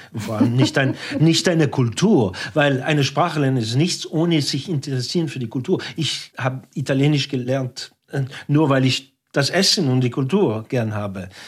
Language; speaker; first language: German; non-native, local second language; French